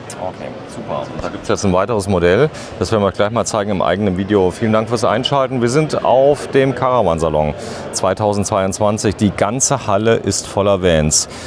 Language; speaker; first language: German; native; German